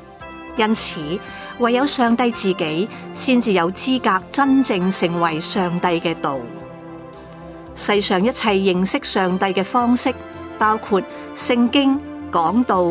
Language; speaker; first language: Chinese; non-native, local second language; Cantonese